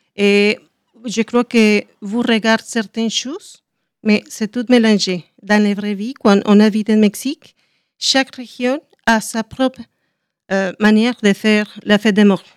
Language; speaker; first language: French; non-native, learner; Spanish